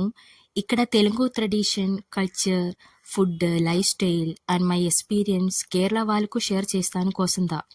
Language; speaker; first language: Telugu; non-native, learner; Malayalam